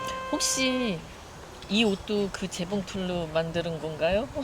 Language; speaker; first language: Korean; native; Korean